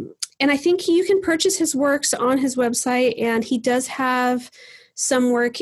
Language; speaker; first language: English; native; English